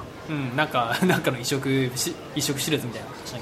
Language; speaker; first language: Japanese; native; Japanese